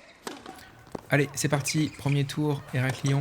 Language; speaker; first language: French; native; French